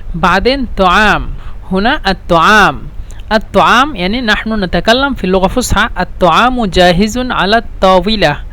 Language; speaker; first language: Arabic; non-native, fluent; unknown